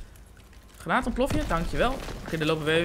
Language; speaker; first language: Dutch; native; Dutch